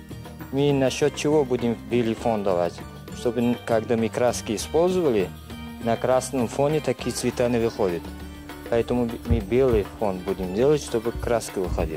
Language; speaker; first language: Russian; non-native, learner; Uzbek